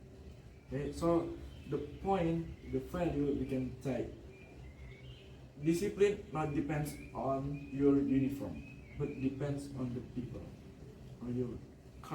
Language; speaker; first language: English; non-native, learner; Indonesian